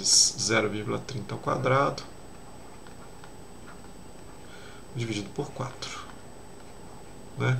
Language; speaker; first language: Portuguese; native; Portuguese